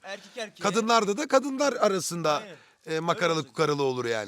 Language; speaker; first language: Turkish; native; Turkish